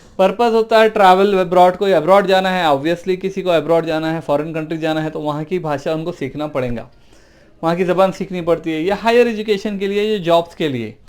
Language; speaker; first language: Hindi; non-native, local second language; Urdu